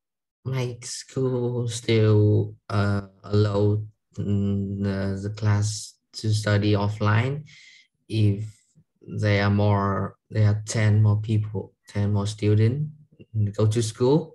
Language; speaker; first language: English; non-native, learner; Vietnamese